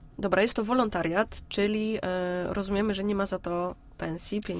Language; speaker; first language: Polish; native; Polish